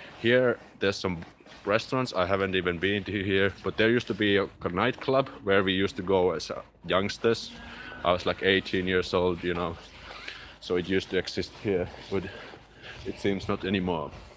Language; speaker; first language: English; non-native, fluent; Finnish